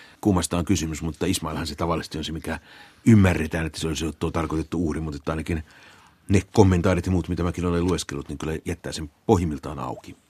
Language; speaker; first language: Finnish; native; Finnish